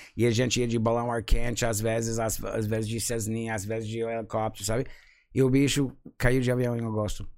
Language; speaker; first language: Portuguese; non-native, fluent; English